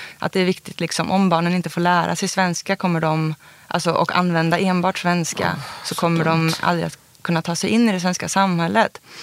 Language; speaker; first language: Swedish; native; Swedish